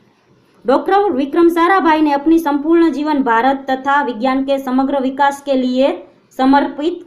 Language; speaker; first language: Hindi; non-native, local second language; Gujarati